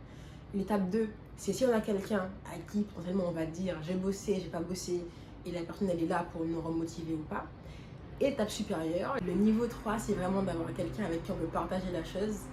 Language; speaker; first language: French; native; French